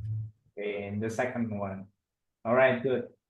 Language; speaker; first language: English; non-native, fluent; Indonesian